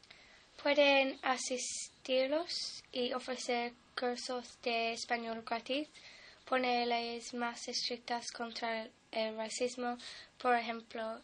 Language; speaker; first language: Spanish; non-native, learner; English